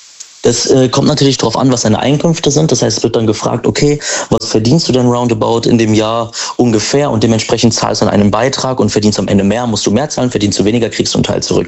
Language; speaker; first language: German; native; German